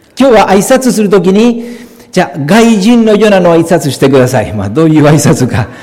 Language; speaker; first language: Japanese; non-native, fluent; Spanish